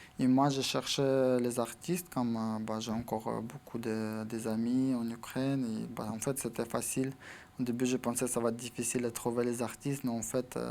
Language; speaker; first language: French; non-native, fluent; Ukrainian